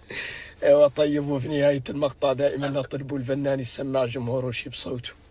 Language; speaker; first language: Arabic; native; Arabic